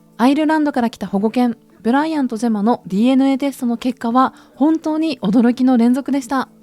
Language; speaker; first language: Japanese; native; Japanese